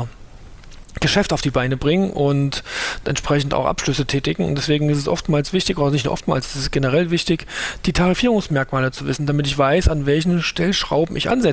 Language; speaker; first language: German; native; German